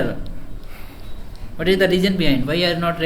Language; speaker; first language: English; non-native, fluent; Hindi